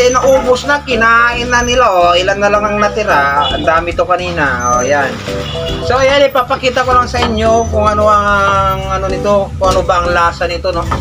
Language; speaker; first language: Filipino; non-native, local second language; Iloko